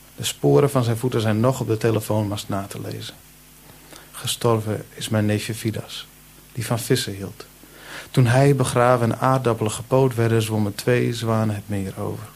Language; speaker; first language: Dutch; non-native, local second language; Western Frisian